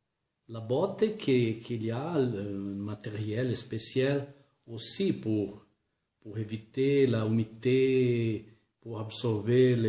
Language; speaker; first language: French; non-native, learner; Portuguese